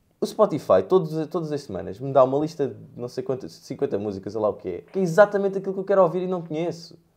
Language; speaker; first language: Portuguese; native; Portuguese